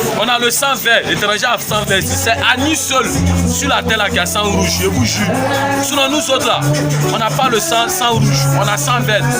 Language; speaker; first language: French; non-native, local second language; Bambara